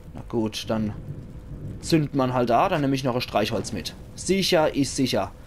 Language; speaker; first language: German; native; German